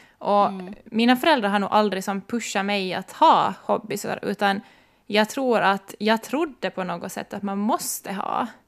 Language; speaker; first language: Swedish; native; Swedish